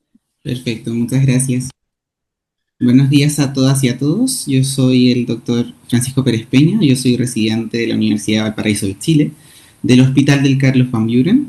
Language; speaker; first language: Spanish; native; Spanish